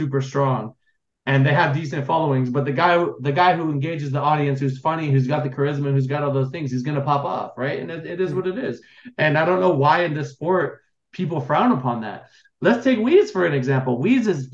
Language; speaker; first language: English; native; English